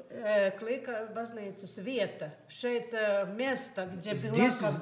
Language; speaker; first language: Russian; non-native, fluent; Latvian